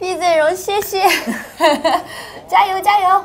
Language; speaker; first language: Chinese; native; Chinese